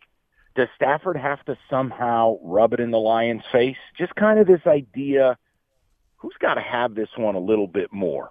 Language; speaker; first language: English; native; English